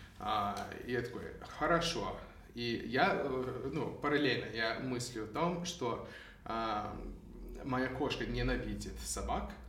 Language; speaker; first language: Russian; non-native, fluent; English